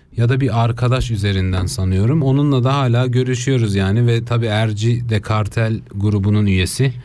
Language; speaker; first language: Turkish; early bilingual, heritage; Turkish